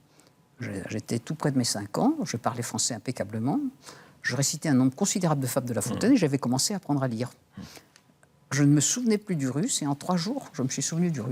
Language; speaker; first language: French; native; French